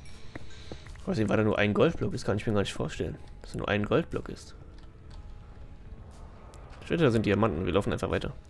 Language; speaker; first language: German; native; German